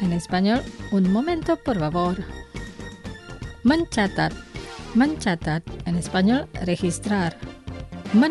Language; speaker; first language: Spanish; non-native, fluent; Indonesian